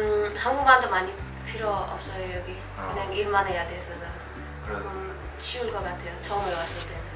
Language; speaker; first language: Korean; non-native, learner; Nepali